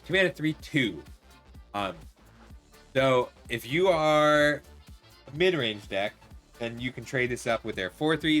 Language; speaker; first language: English; native; English